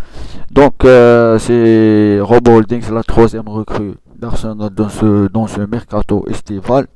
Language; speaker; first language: French; non-native, local second language; Arabic